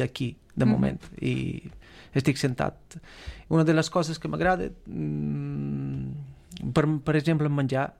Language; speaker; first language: Catalan; non-native, fluent; Romanian